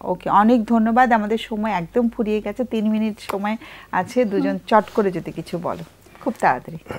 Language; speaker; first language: Bangla; native; Bangla